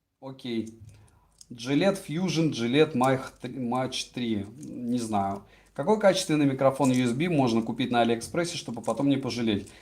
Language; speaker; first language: Russian; native; Russian